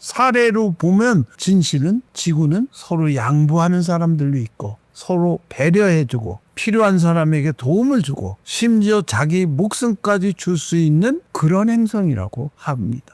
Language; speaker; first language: Korean; native; Korean